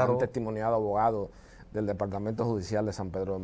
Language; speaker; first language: Spanish; native; Spanish